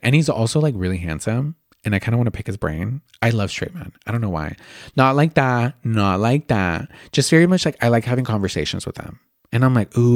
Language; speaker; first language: English; early bilingual, other home language; Spanish